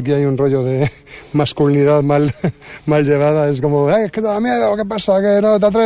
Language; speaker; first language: Spanish; native; Spanish